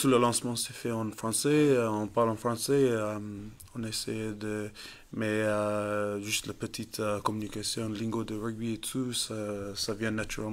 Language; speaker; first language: French; non-native, fluent; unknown